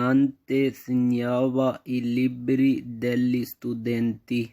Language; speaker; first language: Italian; non-native, fluent; Urdu